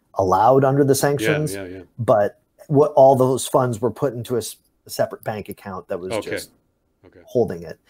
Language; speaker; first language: English; native; English